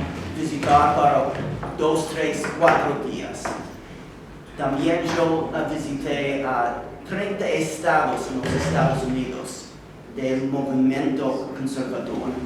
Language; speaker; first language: Spanish; non-native, fluent; English